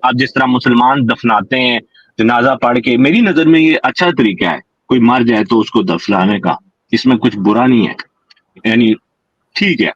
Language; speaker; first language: Urdu; non-native, local second language; Punjabi